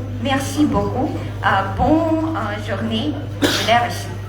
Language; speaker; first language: French; non-native, fluent; Russian